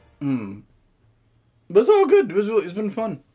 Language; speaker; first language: English; native; English